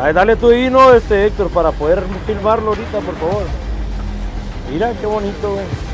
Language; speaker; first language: Spanish; native; Spanish